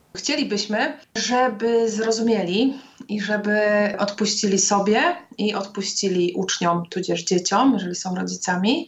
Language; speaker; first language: Polish; native; Polish